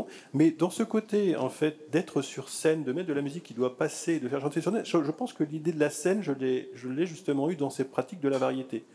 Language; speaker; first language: French; native; French